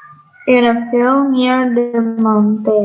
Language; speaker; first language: English; non-native, learner; Indonesian